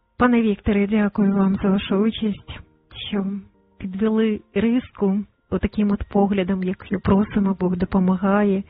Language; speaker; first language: Ukrainian; native; Ukrainian